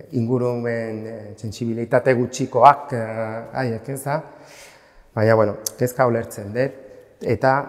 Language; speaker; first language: Basque; non-native, learner; Spanish